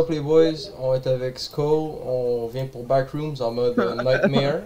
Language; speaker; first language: French; native; French